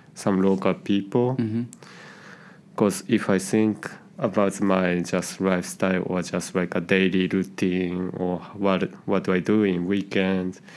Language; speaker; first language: English; non-native, learner; Japanese